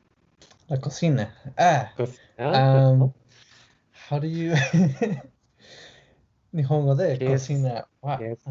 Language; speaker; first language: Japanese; non-native, learner; English